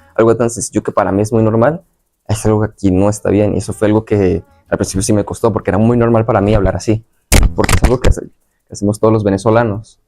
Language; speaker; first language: Spanish; native; Spanish